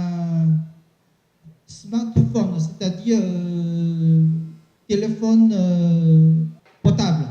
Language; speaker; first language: French; non-native, learner; Chinese